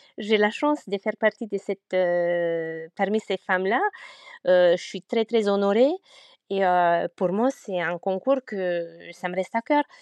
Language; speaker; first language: French; non-native, fluent; Romanian